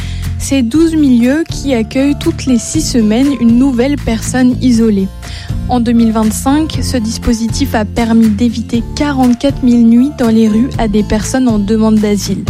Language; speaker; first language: French; native; French